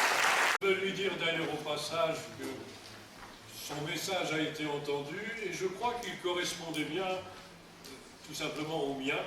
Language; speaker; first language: French; native; French